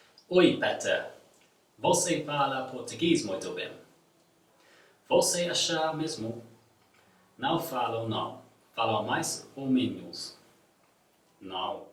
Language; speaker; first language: Portuguese; non-native, learner; English